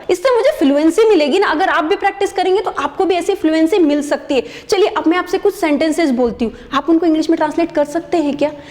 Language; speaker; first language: Hindi; native; Hindi